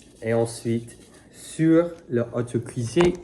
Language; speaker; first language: French; non-native, learner; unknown